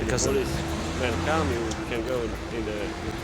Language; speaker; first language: English; non-native, learner; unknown